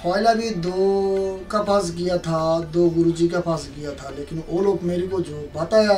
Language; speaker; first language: Hindi; non-native, learner; Nepali